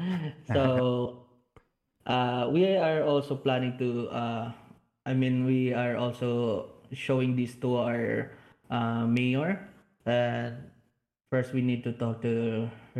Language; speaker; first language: English; non-native, local second language; Hiligaynon